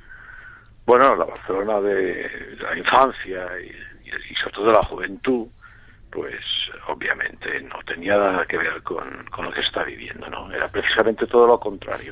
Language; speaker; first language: Spanish; native; Spanish